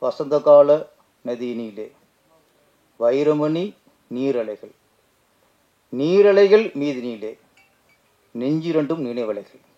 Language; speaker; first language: Tamil; native; Tamil